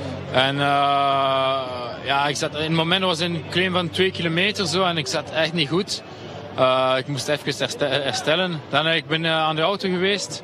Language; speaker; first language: Dutch; non-native, local second language; French